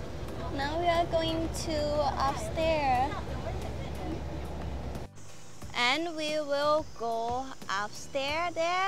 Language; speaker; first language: English; non-native, learner; Thai